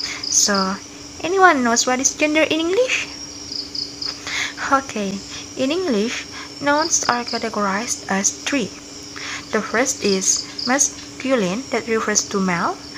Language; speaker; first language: English; non-native, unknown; Indonesian